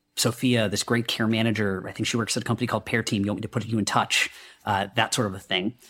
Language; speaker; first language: English; non-native, local second language; Hindi